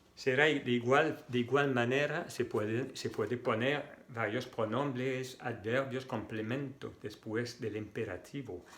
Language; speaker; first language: Spanish; non-native, fluent; French